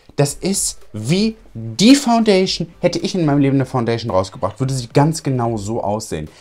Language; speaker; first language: German; native; German